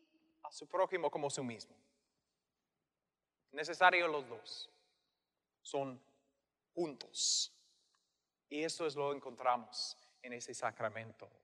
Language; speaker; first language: Spanish; non-native, fluent; English